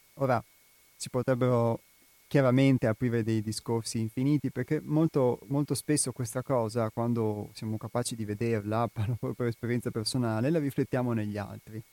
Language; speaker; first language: Italian; non-native, fluent; Albanian